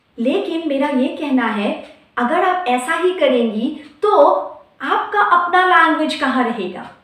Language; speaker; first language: Hindi; non-native, local second language; Assamese